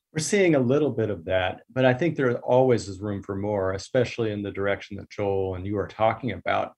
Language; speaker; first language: English; native; English